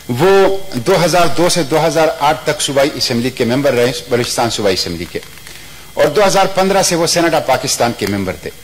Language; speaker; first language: Urdu; non-native, local second language; Pashto